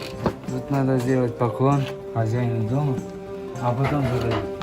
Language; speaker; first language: Russian; non-native, local second language; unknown